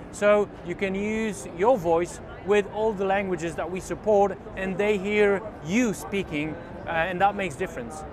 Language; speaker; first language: English; non-native, fluent; Polish